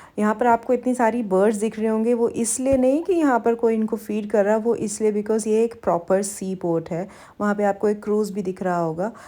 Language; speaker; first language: Hindi; native; Hindi